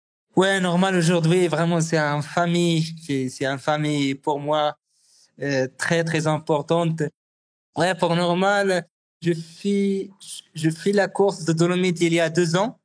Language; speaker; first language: French; non-native, learner; Arabic